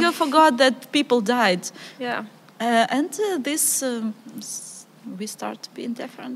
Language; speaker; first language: English; non-native, learner; Ukrainian